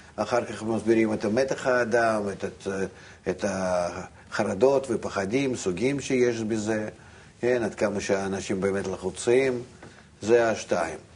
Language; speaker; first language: Hebrew; non-native, fluent; Russian